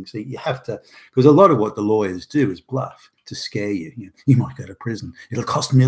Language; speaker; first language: English; native; English